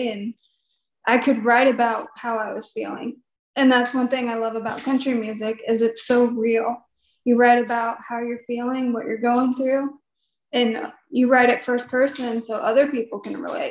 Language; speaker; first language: English; native; English